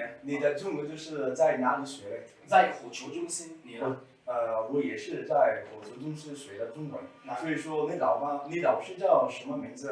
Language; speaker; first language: Chinese; non-native, learner; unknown